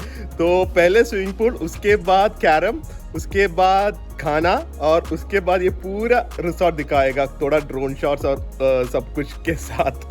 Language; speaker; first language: Hindi; non-native, local second language; Malayalam